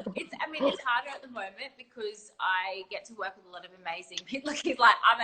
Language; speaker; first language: English; native; English